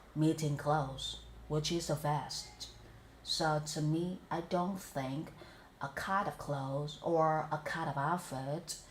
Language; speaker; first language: English; non-native, fluent; Vietnamese